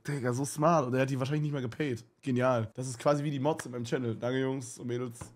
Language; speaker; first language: German; native; German